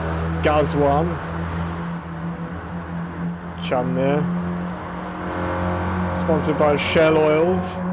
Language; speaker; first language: English; native; English